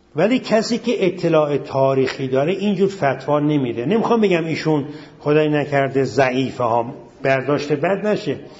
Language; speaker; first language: Persian; native; Persian